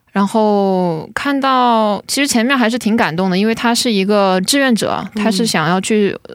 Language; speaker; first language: Chinese; native; Chinese